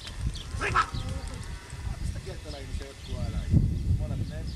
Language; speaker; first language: Hebrew; native; Hebrew